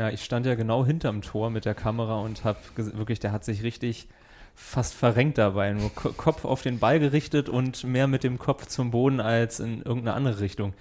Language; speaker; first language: German; native; German